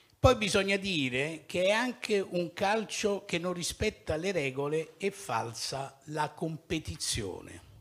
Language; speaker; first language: Italian; native; Italian